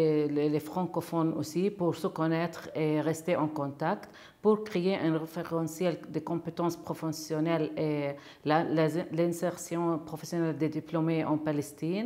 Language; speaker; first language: French; non-native, fluent; Arabic